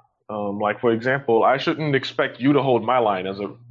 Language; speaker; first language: English; native; English